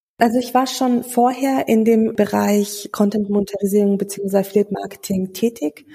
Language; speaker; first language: German; early bilingual, other home language; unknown